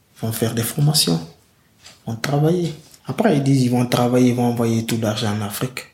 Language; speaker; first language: French; non-native, local second language; Fula